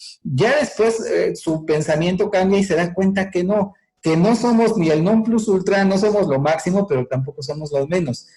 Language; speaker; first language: Spanish; native; Spanish